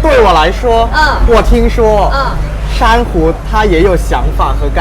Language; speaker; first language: Chinese; non-native, fluent; Thai